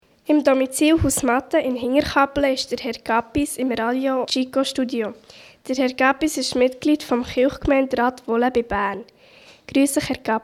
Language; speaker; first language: German; native; German